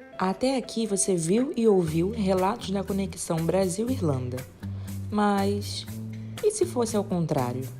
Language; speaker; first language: Portuguese; native; Portuguese